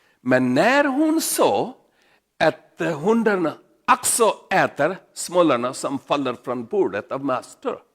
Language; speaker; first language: Swedish; non-native, learner; Urdu